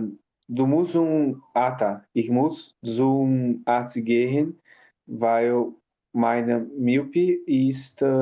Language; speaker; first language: German; non-native, learner; Portuguese